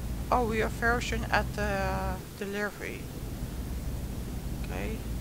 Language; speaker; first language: English; non-native, learner; Dutch